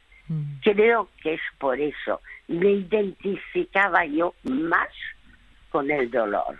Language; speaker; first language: Spanish; early bilingual, other home language; French